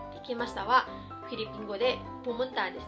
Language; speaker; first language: Japanese; non-native, fluent; Filipino